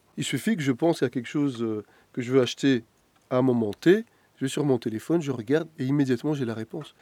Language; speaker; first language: French; non-native, local second language; Arabic